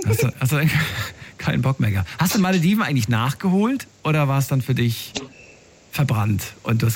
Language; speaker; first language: German; native; German